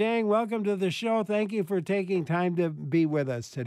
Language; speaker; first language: English; native; English